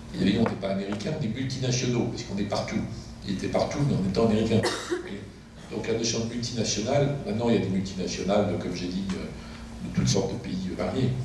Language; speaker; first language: French; native; French